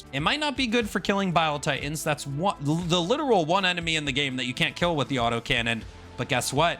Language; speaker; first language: English; native; English